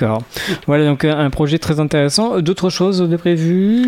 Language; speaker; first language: French; native; French